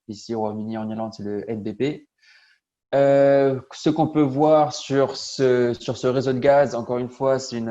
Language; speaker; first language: French; native; French